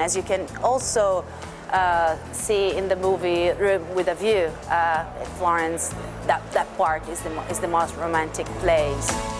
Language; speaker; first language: English; non-native, fluent; Italian